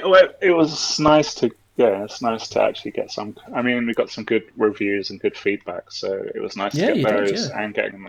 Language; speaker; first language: English; native; English